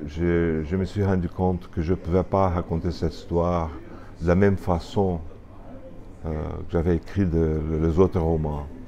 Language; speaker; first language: French; non-native, fluent; Portuguese